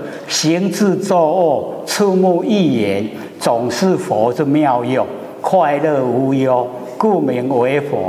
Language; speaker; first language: Chinese; native; Chinese